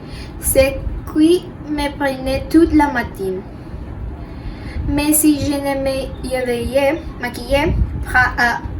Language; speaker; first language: French; non-native, learner; Spanish